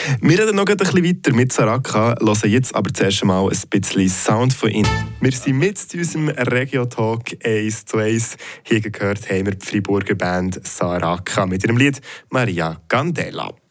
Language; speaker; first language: German; native; German